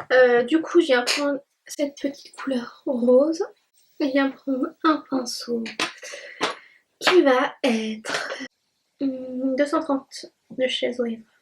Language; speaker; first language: French; native; French